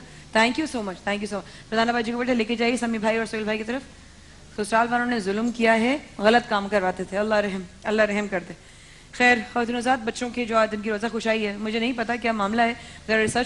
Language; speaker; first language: Urdu; native; Urdu